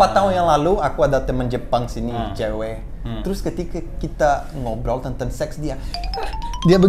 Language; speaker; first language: Indonesian; non-native, fluent; Portuguese